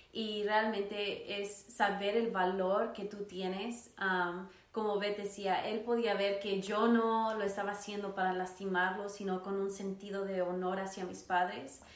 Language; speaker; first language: Spanish; early bilingual, other home language; English